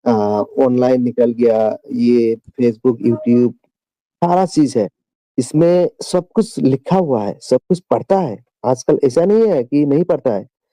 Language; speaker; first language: Hindi; non-native, local second language; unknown